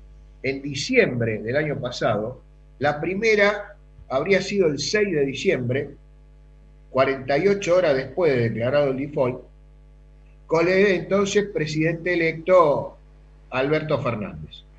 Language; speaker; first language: Spanish; native; Spanish